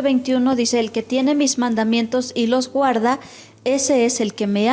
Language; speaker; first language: Spanish; native; Spanish